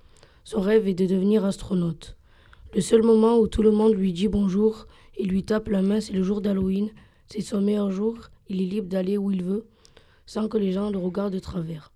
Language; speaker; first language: French; native; French